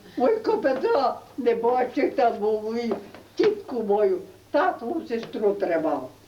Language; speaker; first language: Ukrainian; native; Ukrainian